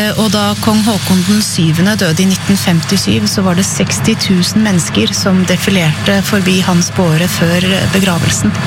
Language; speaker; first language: Norwegian; native; Norwegian